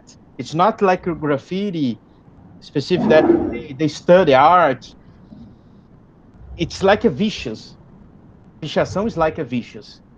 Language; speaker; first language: English; non-native, fluent; Portuguese